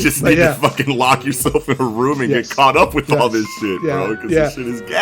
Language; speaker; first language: English; native; English